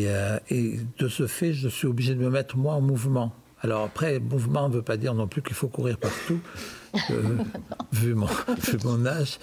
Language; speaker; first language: French; native; French